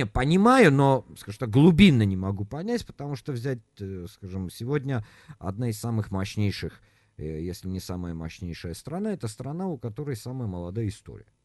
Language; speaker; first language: Russian; non-native, local second language; Armenian